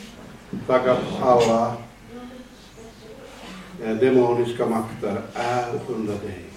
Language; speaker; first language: Swedish; non-native, fluent; Finnish